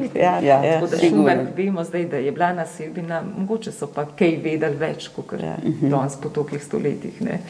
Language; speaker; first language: Slovenian; native; Slovenian